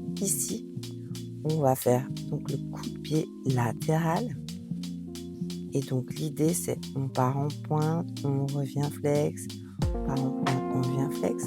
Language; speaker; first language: French; native; French